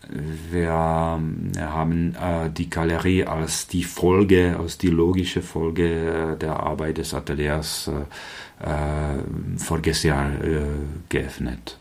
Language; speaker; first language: German; non-native, fluent; Czech